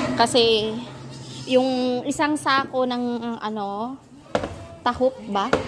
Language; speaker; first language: Filipino; native; Filipino